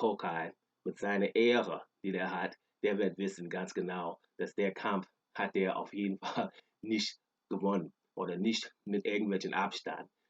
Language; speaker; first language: German; non-native, fluent; English